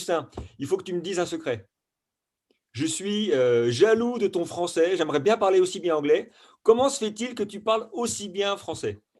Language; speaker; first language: French; native; French